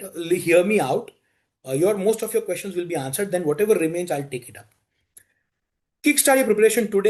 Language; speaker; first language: English; non-native, local second language; Hindi